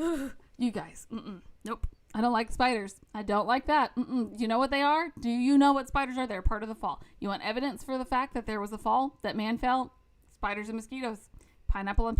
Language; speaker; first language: English; native; English